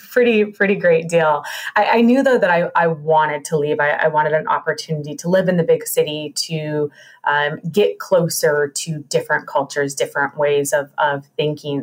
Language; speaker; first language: English; native; English